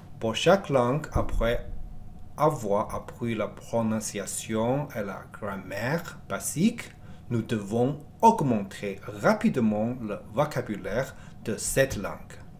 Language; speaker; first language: French; non-native, learner; Chinese